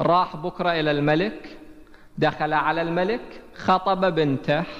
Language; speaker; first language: Arabic; native; Arabic